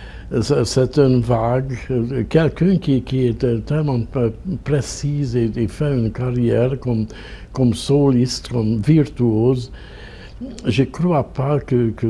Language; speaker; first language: French; non-native, fluent; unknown